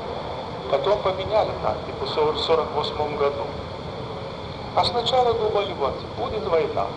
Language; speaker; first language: Russian; non-native, fluent; Lithuanian